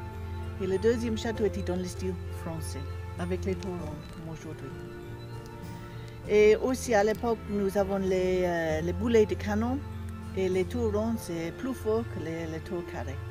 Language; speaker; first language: French; non-native, fluent; English